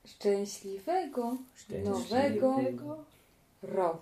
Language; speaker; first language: Polish; non-native, learner; French